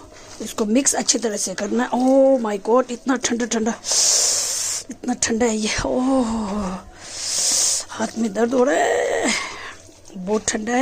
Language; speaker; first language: Hindi; non-native, local second language; Tibetan